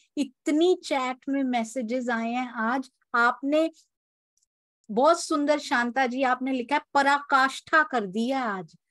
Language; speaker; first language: Hindi; native; Hindi